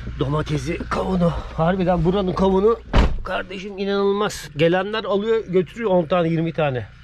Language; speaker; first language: Turkish; native; Turkish